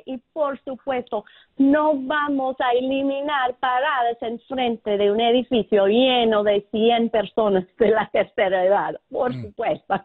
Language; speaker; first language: Spanish; non-native, fluent; English